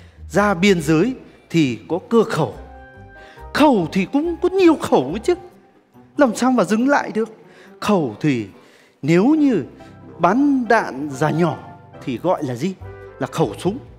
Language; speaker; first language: Vietnamese; non-native, fluent; Turkish